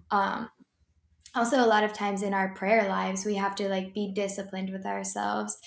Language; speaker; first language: English; native; English